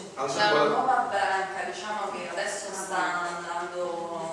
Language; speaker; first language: Italian; native; Italian